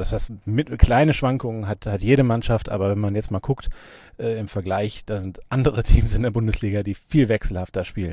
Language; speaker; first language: German; native; German